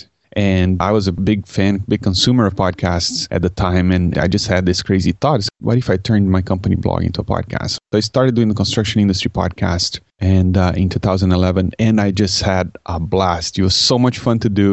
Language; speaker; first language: English; non-native, fluent; Portuguese